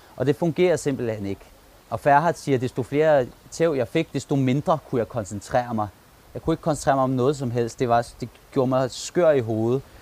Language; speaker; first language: Danish; early bilingual, other home language; Turkish